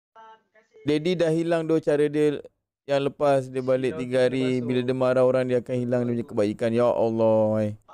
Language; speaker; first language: Malay; native; Malay